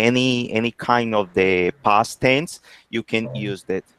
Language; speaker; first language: English; non-native, learner; Spanish